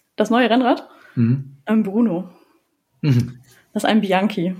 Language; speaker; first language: German; native; German